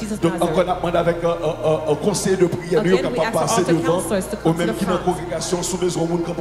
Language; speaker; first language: French; non-native, local second language; Haitian Creole